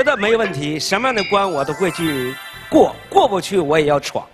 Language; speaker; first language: Chinese; native; Chinese